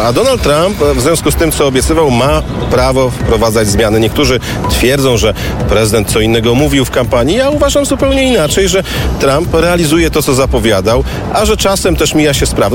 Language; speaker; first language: Polish; native; Polish